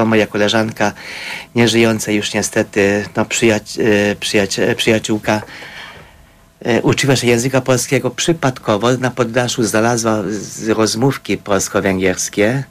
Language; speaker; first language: Polish; non-native, fluent; Hungarian